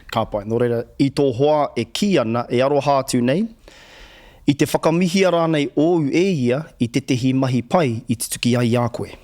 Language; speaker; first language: Māori; native; Māori